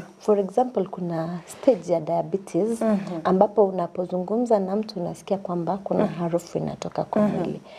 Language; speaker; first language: Swahili; non-native, local second language; Kamba